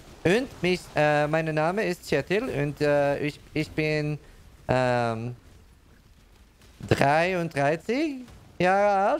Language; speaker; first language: German; non-native, learner; Norwegian